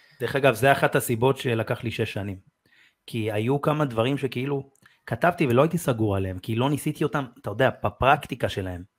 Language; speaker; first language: Hebrew; native; Hebrew